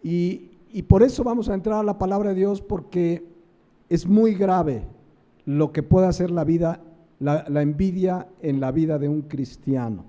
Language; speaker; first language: Spanish; native; Spanish